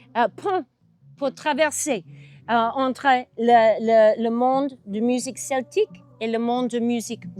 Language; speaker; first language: French; non-native, learner; English